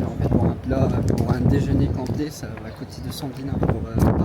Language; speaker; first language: French; non-native, local second language; Arabic